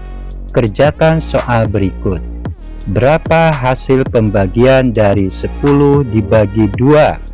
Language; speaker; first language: Indonesian; native; Indonesian